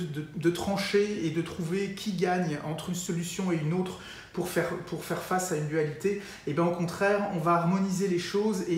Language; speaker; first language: French; native; French